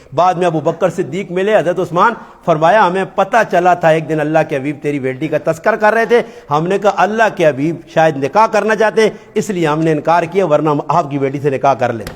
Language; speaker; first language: Urdu; non-native, local second language; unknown